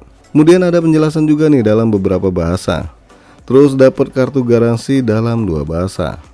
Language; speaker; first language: Indonesian; native; Indonesian